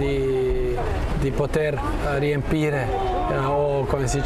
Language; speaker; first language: Italian; non-native, fluent; Croatian